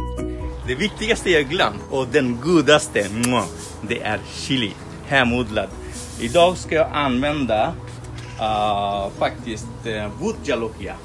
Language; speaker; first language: Swedish; non-native, fluent; Bangla